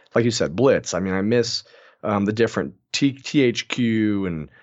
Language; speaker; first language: English; native; English